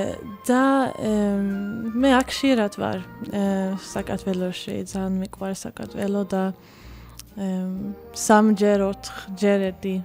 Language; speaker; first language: Georgian; early bilingual, heritage; Swedish